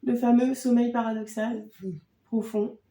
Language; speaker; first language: French; native; French